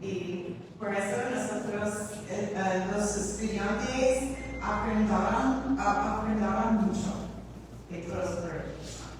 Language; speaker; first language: Spanish; non-native, learner; English